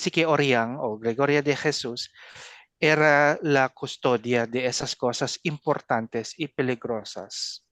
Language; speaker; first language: Spanish; non-native, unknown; Filipino